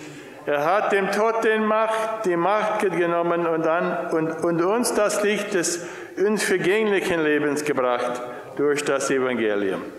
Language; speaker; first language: German; non-native, fluent; English